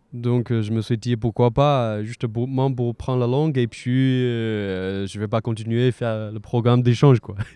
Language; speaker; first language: French; non-native, fluent; Chinese